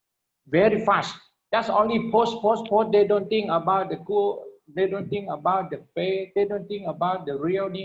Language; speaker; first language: English; non-native, learner; Lao